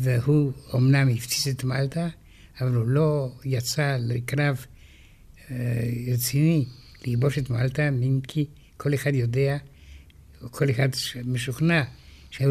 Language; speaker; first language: Hebrew; non-native, fluent; Romanian